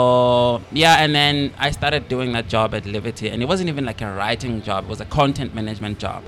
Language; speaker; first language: English; non-native, local second language; Swati